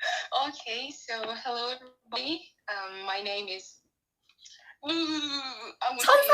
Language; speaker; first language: English; non-native, learner; French